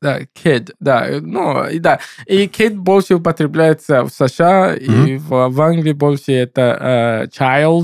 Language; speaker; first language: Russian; non-native, learner; English